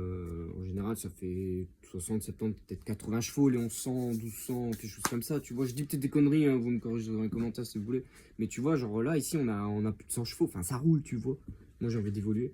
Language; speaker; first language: French; native; French